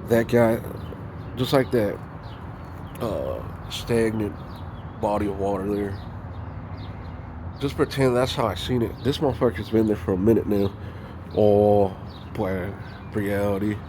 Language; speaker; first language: English; native; English